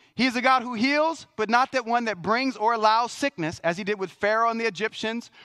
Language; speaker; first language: English; native; English